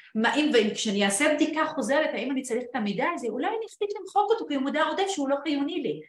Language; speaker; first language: Hebrew; non-native, local second language; Arabic